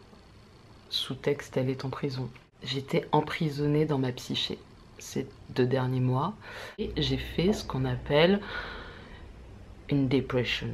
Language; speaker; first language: French; native; French